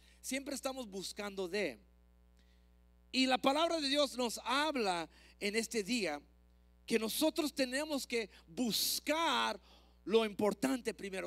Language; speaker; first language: Spanish; early bilingual, heritage; Spanish